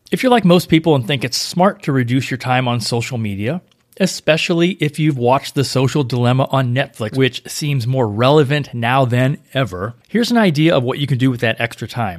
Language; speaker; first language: English; native; English